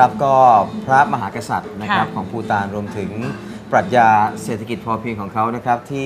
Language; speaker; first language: Thai; native; Thai